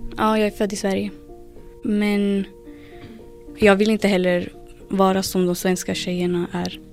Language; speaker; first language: Swedish; early bilingual, other home language; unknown